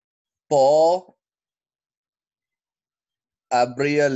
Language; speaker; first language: Spanish; non-native, learner; English